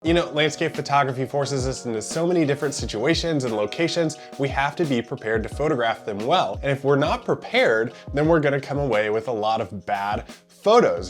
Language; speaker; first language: English; native; English